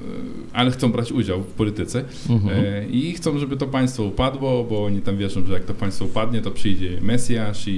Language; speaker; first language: Polish; non-native, fluent; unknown